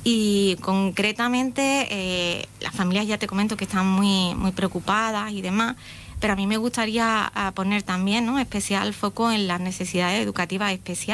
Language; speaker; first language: Spanish; native; Spanish